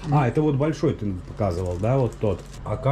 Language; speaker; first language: Russian; native; Russian